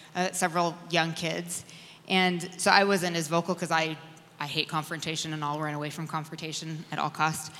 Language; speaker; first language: English; native; English